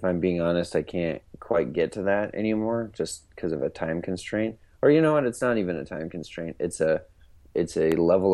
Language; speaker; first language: English; native; English